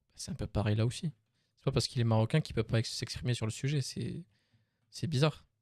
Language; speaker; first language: French; native; French